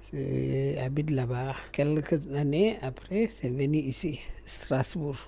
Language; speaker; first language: French; non-native, learner; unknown